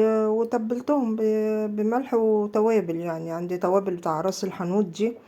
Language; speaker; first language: Arabic; native; Arabic